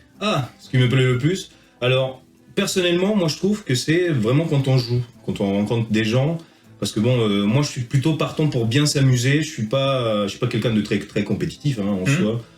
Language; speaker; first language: French; early bilingual, heritage; French